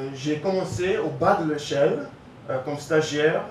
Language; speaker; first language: French; non-native, learner; English